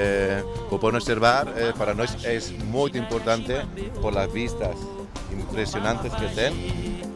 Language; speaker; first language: Spanish; non-native, fluent; Portuguese